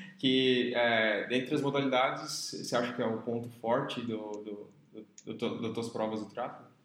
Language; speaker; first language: Portuguese; native; Portuguese